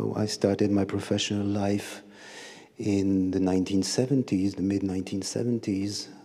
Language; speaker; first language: English; non-native, fluent; French